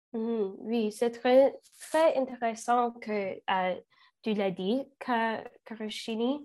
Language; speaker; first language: French; non-native, learner; English